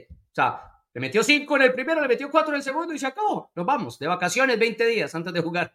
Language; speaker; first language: Spanish; native; Spanish